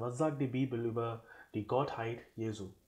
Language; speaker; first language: German; non-native, fluent; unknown